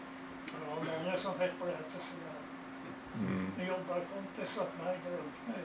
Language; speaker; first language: Swedish; native; Swedish